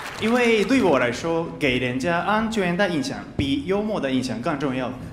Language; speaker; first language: Chinese; non-native, fluent; Japanese